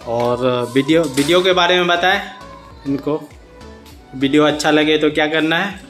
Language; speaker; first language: Hindi; native; Hindi